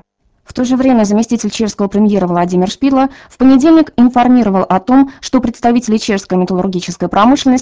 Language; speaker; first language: Russian; native; Russian